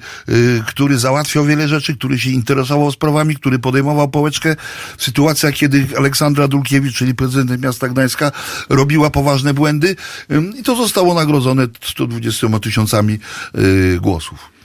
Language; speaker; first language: Polish; native; Polish